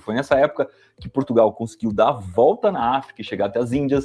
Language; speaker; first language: Portuguese; native; Portuguese